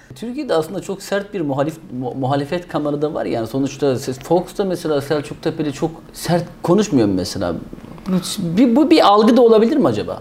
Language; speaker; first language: Turkish; native; Turkish